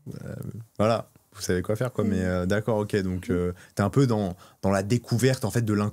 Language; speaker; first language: French; native; French